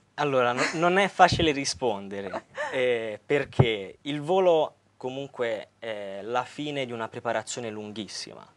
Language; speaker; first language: Italian; native; Italian